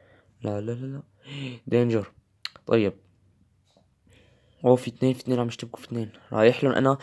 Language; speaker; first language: Arabic; native; Arabic